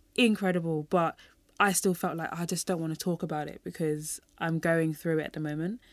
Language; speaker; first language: English; native; English